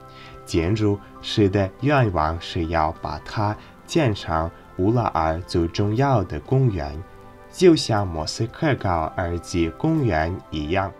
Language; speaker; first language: Chinese; non-native, learner; Russian